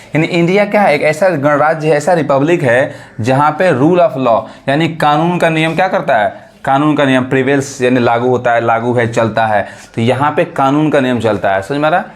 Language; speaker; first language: Hindi; native; Hindi